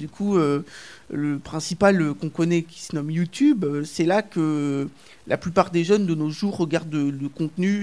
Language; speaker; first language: French; native; French